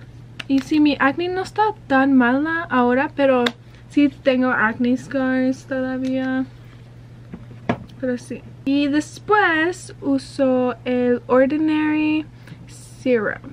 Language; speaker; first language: Spanish; early bilingual, heritage; Spanish